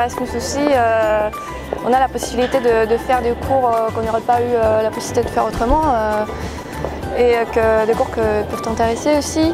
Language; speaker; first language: French; non-native, fluent; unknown